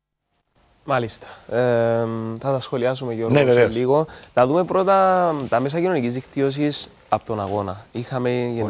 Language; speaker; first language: Greek; native; Greek